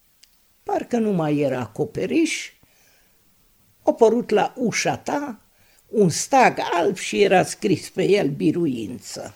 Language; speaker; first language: Romanian; non-native, local second language; Hungarian